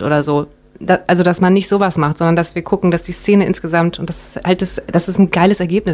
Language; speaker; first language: German; early bilingual, other home language; Japanese